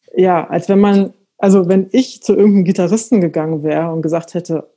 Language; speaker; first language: German; native; German